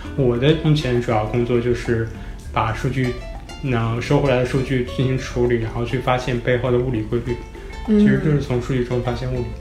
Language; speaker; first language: Chinese; native; Chinese